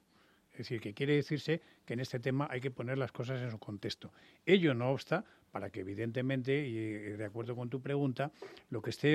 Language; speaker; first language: Spanish; native; Spanish